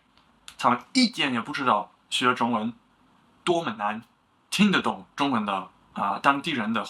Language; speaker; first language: Chinese; non-native, learner; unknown